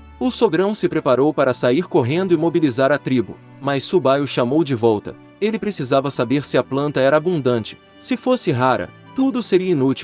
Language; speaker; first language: Portuguese; native; Portuguese